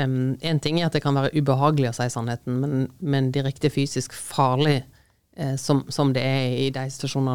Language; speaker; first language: Norwegian; native; Norwegian